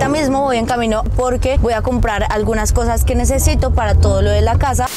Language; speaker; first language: Spanish; native; Spanish